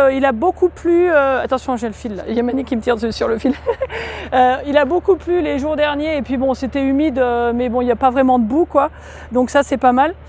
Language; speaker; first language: French; native; French